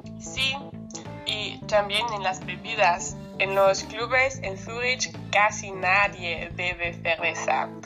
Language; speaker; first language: Spanish; non-native, learner; German